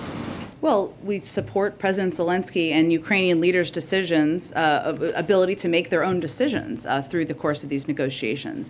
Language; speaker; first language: English; native; English